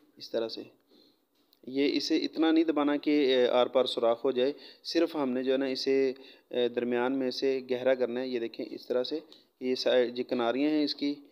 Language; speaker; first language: Urdu; non-native, local second language; Punjabi